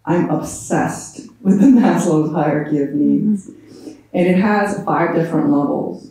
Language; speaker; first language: English; native; English